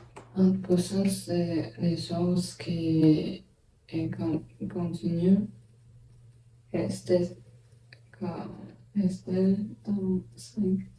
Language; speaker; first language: French; non-native, learner; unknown